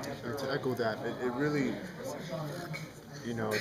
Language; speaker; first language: English; native; English